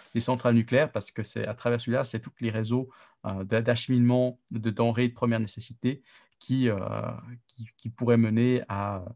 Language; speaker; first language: French; native; French